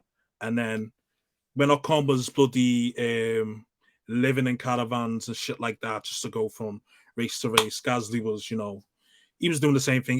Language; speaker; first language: English; native; English